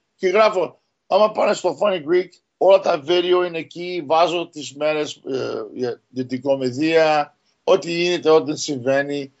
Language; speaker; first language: Greek; early bilingual, heritage; Greek